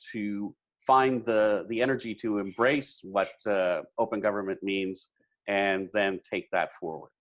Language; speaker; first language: English; native; English